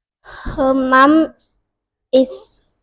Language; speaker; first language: English; non-native, learner; Vietnamese